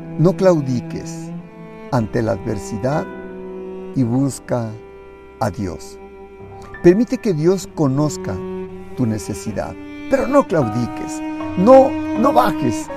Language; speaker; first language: Spanish; native; Spanish